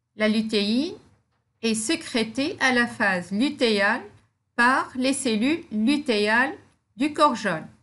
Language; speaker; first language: French; non-native, local second language; Arabic